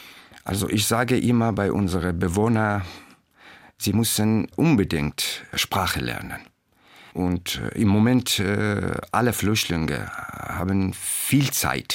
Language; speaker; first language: German; non-native, learner; Persian